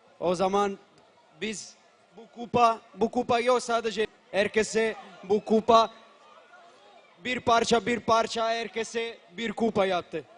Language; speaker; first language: Turkish; non-native, learner; Italian